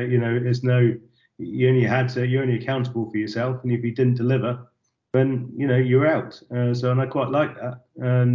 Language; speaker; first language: English; native; English